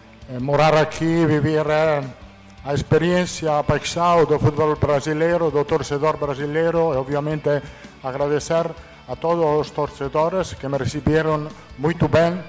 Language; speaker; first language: Portuguese; non-native, fluent; Italian